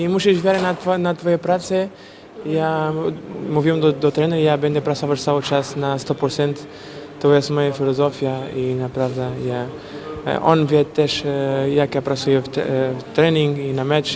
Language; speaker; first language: Polish; non-native, fluent; Portuguese